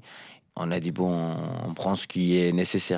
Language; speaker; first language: French; non-native, fluent; Persian